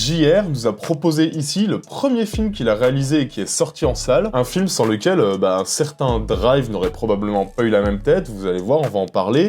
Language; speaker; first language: French; native; French